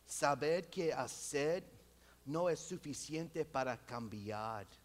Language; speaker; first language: Spanish; non-native, local second language; English